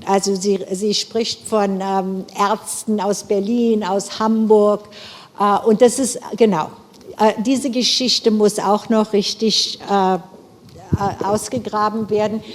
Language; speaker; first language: German; non-native, fluent; English